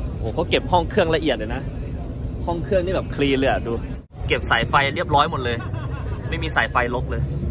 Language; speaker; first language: Thai; native; Thai